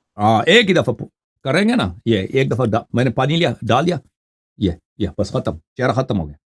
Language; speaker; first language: Urdu; non-native, fluent; Persian